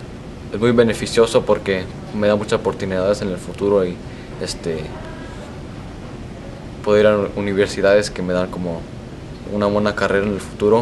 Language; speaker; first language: Spanish; early bilingual, other home language; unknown